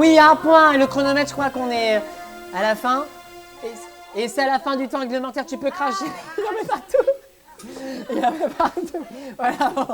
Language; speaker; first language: French; native; French